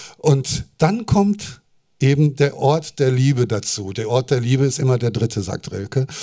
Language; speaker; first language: German; native; German